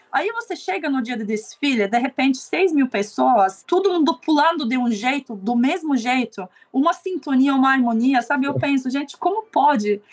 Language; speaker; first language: Portuguese; non-native, fluent; Turkish